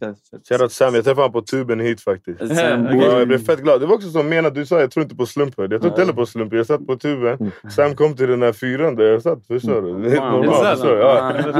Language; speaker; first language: Swedish; native; Swedish